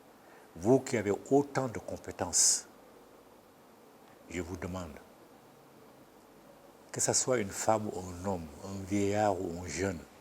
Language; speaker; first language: French; non-native, local second language; Bambara